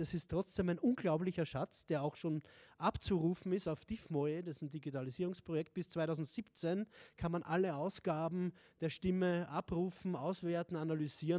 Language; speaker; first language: German; native; German